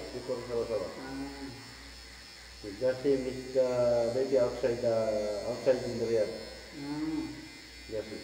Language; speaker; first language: English; non-native, local second language; Filipino